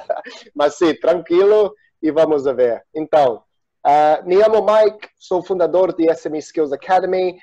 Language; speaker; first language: Spanish; non-native, learner; Portuguese